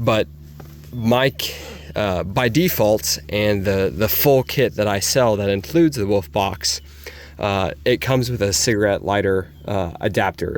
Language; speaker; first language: English; native; English